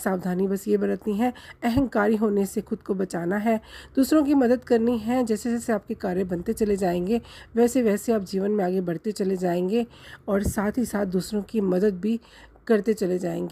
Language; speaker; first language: Hindi; native; Hindi